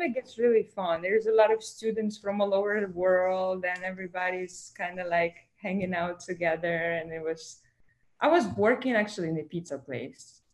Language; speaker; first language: English; non-native, fluent; Russian